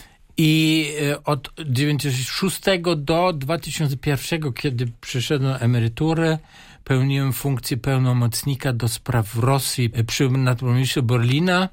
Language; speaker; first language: Polish; non-native, fluent; German